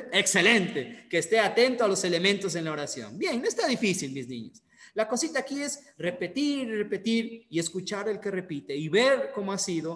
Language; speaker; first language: Spanish; native; Spanish